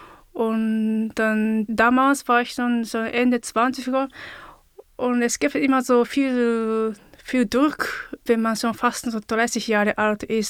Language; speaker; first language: German; non-native, fluent; Japanese